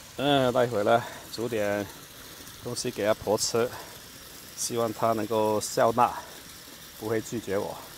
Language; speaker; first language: Chinese; non-native, local second language; Cantonese